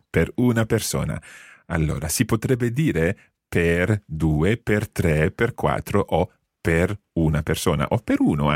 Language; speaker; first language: Italian; non-native, fluent; English